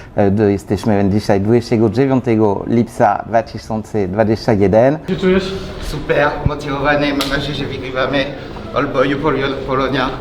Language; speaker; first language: Polish; non-native, learner; French